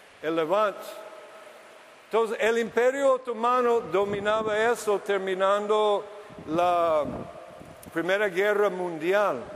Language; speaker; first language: Spanish; non-native, fluent; English